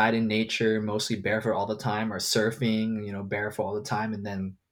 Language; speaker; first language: English; non-native, local second language; Cantonese